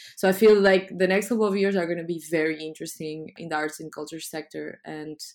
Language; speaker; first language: English; non-native, fluent; Portuguese